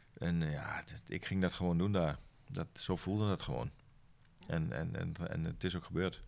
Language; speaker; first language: Dutch; native; Dutch